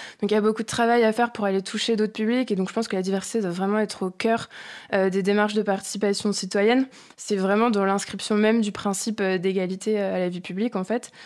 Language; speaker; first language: French; native; French